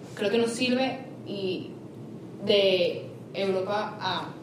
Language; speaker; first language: Spanish; native; Spanish